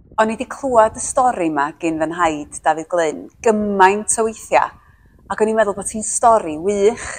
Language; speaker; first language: Welsh; native; Welsh